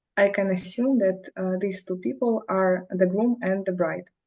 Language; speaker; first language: English; non-native, fluent; Russian